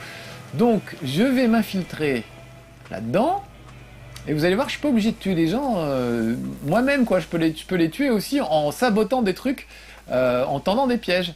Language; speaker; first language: French; native; French